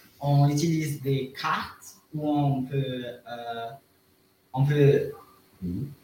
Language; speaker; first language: French; non-native, learner; German